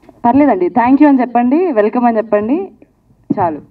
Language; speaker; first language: Telugu; native; Telugu